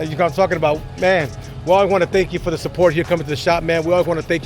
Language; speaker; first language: English; native; English